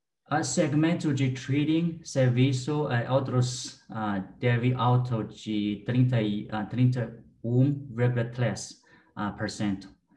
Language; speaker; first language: Portuguese; non-native, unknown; Chinese